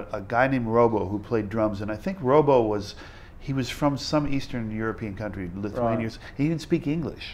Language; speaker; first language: English; native; English